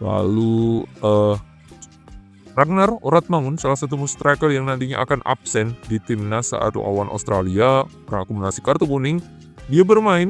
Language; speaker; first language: Indonesian; native; Indonesian